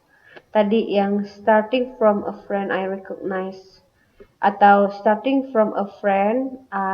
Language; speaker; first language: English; non-native, fluent; Indonesian